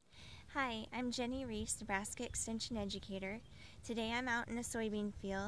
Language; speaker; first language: English; native; English